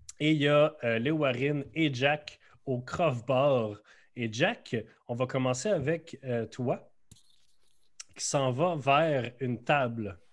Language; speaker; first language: French; native; French